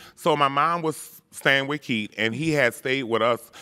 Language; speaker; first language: English; native; English